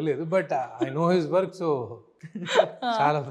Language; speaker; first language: Telugu; native; Telugu